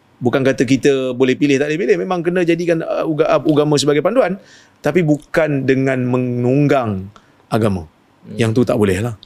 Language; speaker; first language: Malay; native; Malay